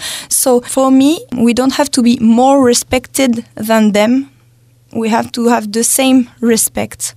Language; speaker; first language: English; non-native, fluent; French